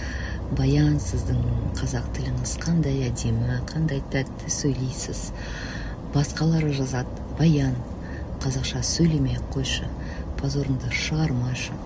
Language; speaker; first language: Kazakh; non-native, local second language; Russian